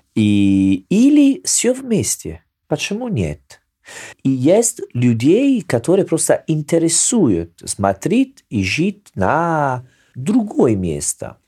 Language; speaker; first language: Russian; non-native, learner; Italian